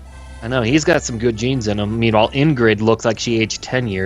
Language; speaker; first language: English; native; English